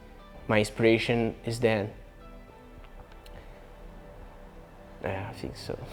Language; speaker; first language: English; non-native, learner; Portuguese